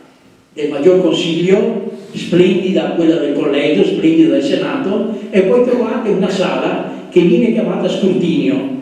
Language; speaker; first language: Italian; native; Italian